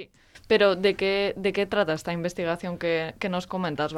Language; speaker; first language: Spanish; native; Spanish